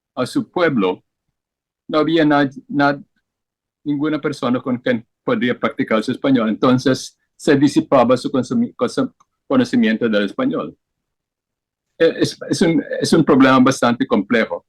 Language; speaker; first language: Spanish; non-native, fluent; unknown